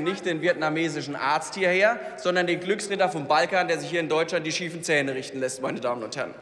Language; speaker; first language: German; native; German